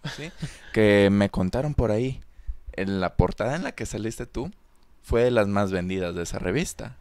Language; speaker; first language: Spanish; native; Spanish